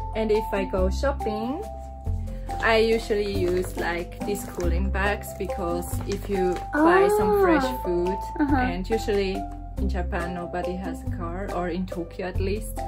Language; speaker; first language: English; non-native, fluent; German